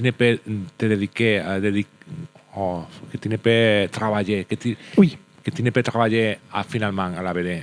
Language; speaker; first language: French; non-native, learner; Spanish